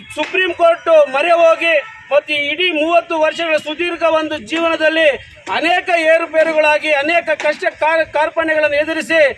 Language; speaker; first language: Kannada; native; Kannada